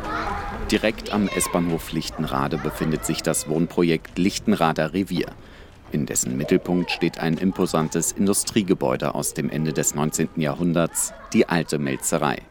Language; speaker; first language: German; native; German